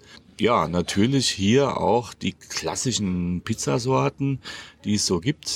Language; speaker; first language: German; native; German